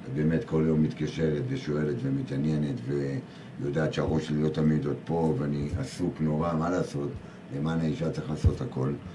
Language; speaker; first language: Hebrew; native; Hebrew